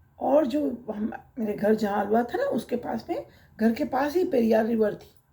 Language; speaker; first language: Hindi; native; Hindi